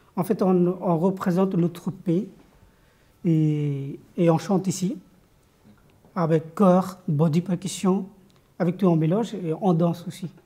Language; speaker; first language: French; non-native, fluent; Bangla